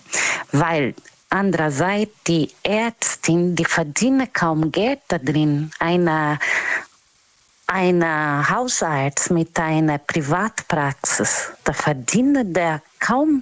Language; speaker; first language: German; non-native, learner; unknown